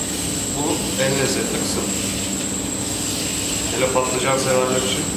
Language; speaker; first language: Turkish; native; Turkish